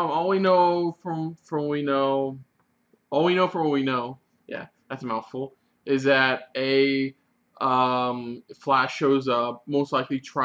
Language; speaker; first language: English; native; English